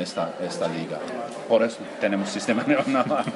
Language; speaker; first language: Spanish; non-native, learner; Croatian